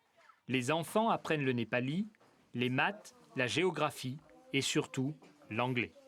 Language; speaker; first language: French; native; French